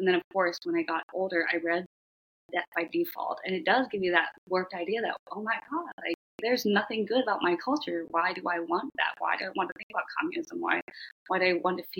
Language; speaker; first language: English; native; English